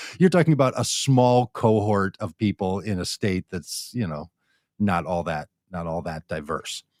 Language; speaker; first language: English; native; English